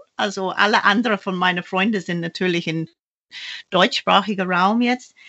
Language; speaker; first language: German; non-native, fluent; English